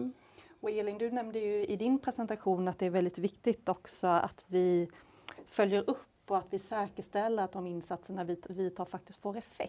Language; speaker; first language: Swedish; native; Swedish